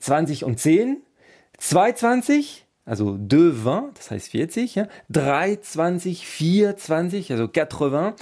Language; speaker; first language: German; non-native, local second language; French